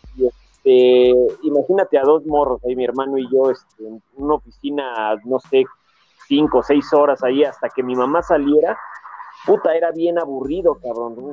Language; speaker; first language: Spanish; native; Spanish